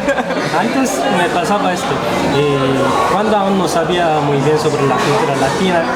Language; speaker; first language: Spanish; non-native, fluent; Korean